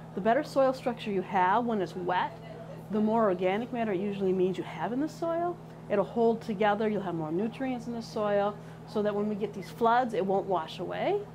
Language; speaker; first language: English; native; English